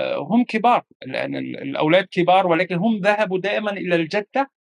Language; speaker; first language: Arabic; non-native, fluent; German